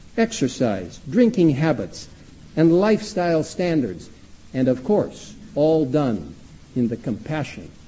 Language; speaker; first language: English; early bilingual, other home language; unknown